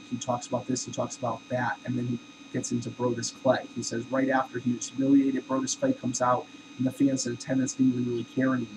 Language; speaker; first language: English; native; English